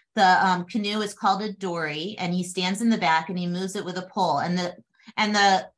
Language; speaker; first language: English; native; English